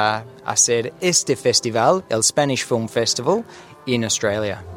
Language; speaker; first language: Spanish; non-native, fluent; English